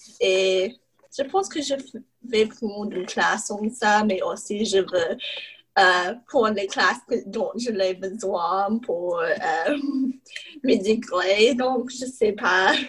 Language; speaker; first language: French; non-native, learner; English